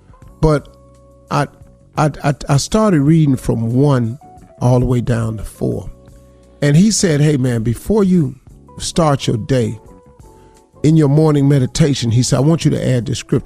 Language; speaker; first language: English; native; English